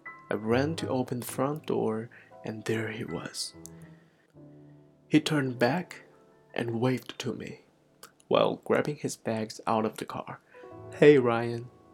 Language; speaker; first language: English; non-native, fluent; Chinese